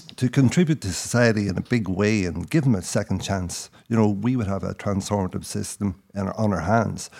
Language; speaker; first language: English; native; English